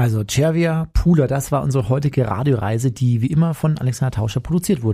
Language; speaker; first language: German; native; German